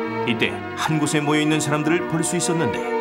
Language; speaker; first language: Korean; native; Korean